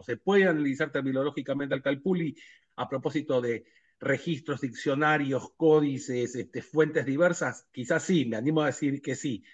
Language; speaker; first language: Spanish; native; Spanish